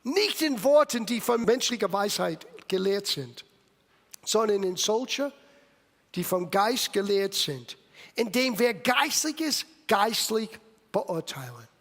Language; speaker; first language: German; non-native, fluent; English